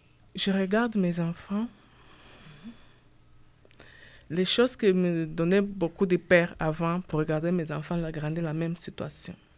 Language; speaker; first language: French; non-native, learner; Portuguese